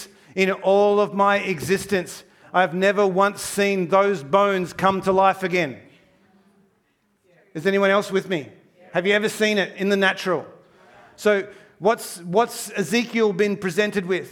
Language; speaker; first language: English; native; English